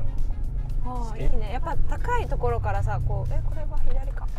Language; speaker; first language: Japanese; native; Japanese